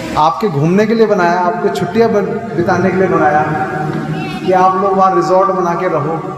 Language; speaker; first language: Hindi; native; Hindi